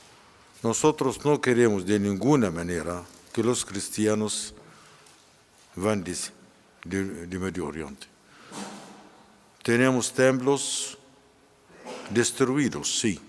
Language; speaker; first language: Spanish; non-native, fluent; Arabic